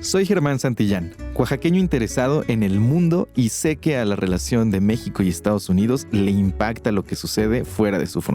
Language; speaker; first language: Spanish; native; Spanish